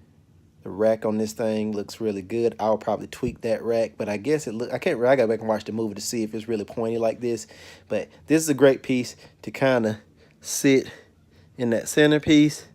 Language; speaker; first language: English; native; English